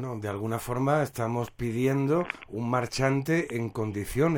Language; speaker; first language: Spanish; native; Spanish